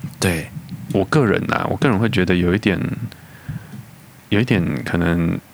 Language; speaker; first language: Chinese; native; Chinese